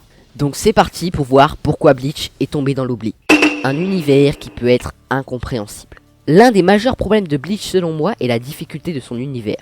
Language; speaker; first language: French; native; French